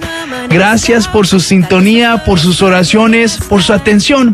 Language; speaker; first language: Spanish; early bilingual, heritage; Spanish